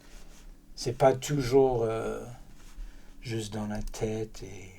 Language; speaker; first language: French; non-native, fluent; English